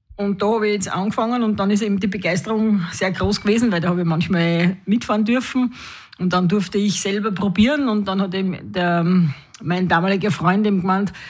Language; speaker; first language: German; native; German